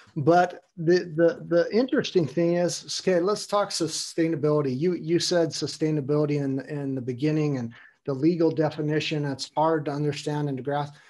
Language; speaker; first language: English; native; English